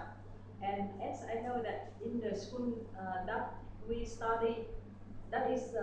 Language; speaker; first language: English; non-native, learner; Vietnamese